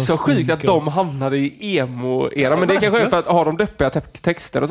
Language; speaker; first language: Swedish; native; Swedish